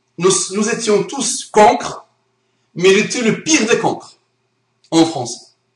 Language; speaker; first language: French; early bilingual, other home language; Arabic